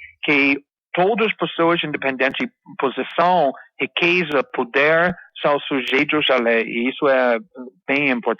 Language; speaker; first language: Portuguese; non-native, fluent; English